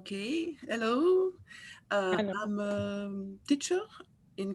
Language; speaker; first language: English; non-native, fluent; French